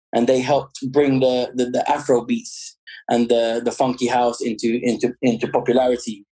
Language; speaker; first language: English; native; English